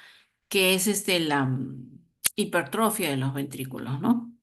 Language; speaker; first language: Spanish; native; Spanish